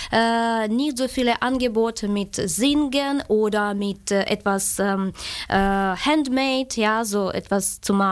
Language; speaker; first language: German; non-native, fluent; Ukrainian